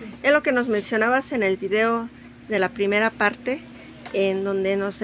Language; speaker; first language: Spanish; native; Spanish